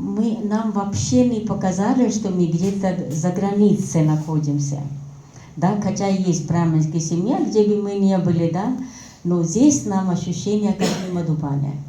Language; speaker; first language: Russian; non-native, fluent; Hindi